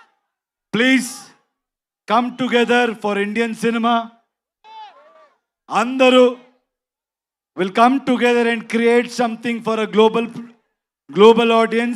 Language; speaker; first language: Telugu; non-native, learner; Kannada